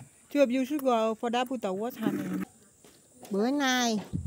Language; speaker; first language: English; non-native, learner; Vietnamese